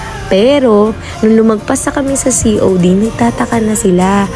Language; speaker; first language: Filipino; native; Filipino